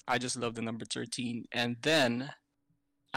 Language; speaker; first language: English; non-native, local second language; Filipino